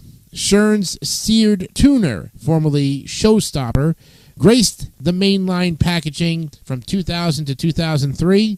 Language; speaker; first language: English; native; English